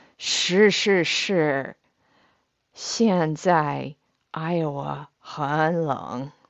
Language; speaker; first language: Chinese; non-native, fluent; English